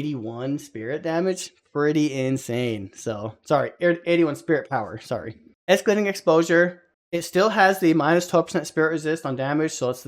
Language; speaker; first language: English; native; English